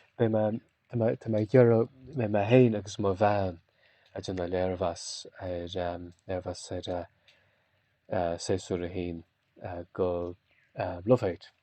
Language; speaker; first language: Irish; native; Irish